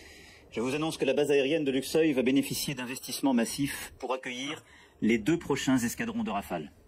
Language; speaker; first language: French; native; French